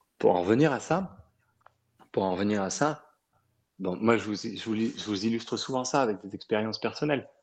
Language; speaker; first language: French; early bilingual, other home language; Arabic